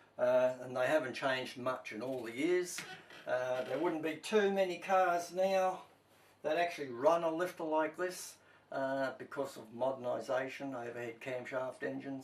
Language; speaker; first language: English; native; English